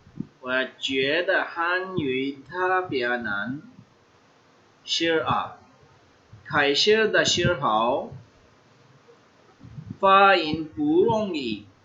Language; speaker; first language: Chinese; non-native, fluent; Urdu